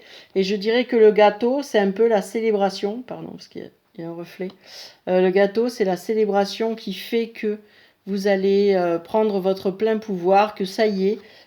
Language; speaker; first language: French; native; French